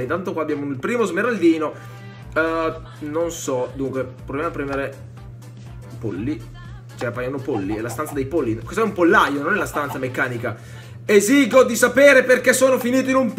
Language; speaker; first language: Italian; native; Italian